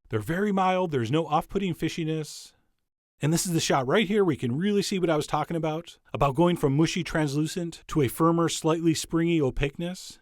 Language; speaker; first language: English; native; English